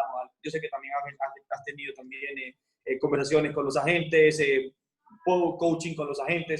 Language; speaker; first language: Spanish; native; Spanish